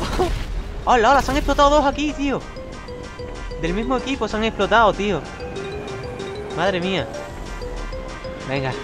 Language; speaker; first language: Spanish; native; Spanish